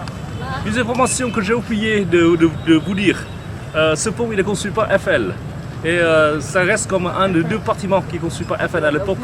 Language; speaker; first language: French; non-native, fluent; Vietnamese